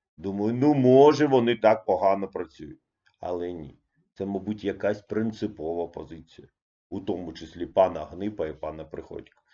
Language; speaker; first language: Ukrainian; non-native, local second language; Russian